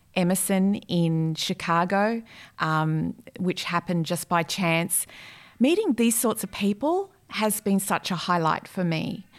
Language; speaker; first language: English; native; English